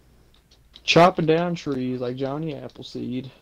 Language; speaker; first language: English; native; English